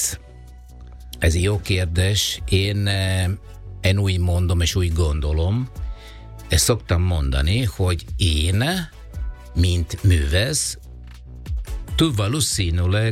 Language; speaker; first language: Hungarian; non-native, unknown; Italian